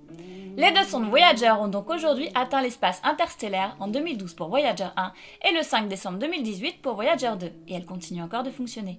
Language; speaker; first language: French; native; French